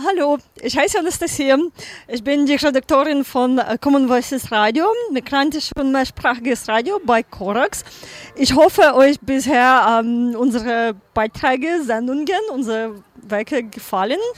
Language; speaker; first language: German; non-native, learner; Ukrainian